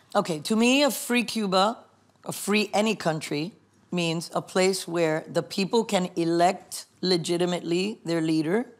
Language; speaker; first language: English; early bilingual, other home language; Spanish